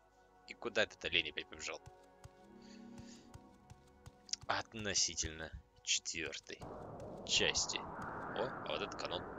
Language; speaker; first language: Russian; native; Russian